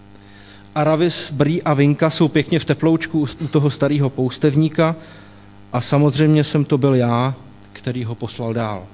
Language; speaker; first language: Czech; native; Czech